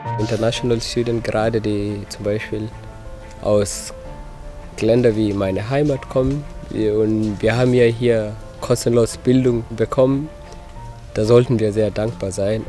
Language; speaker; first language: German; non-native, fluent; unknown